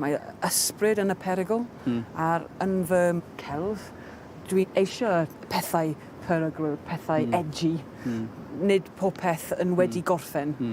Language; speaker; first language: Welsh; non-native, local second language; English